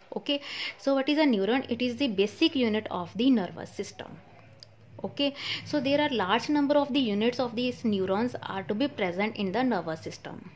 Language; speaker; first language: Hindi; non-native, local second language; Punjabi